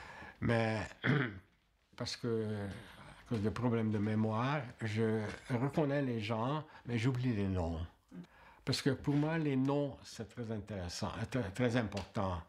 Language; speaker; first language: French; non-native, fluent; Hungarian